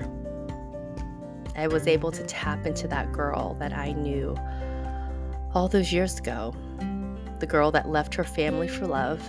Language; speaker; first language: English; early bilingual, other home language; Chinese